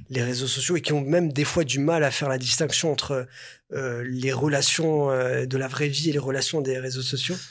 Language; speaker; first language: French; early bilingual, other home language; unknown